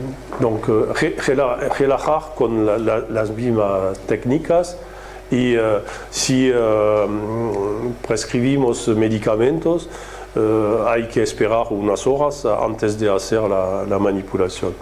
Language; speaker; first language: Spanish; non-native, fluent; French